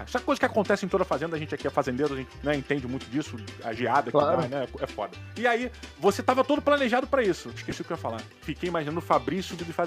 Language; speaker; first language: Portuguese; native; Portuguese